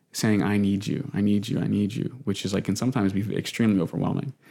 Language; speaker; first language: English; native; English